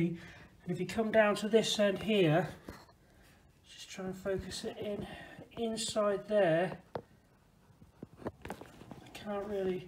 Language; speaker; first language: English; native; English